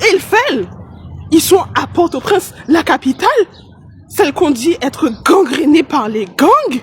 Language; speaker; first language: French; non-native, local second language; Haitian Creole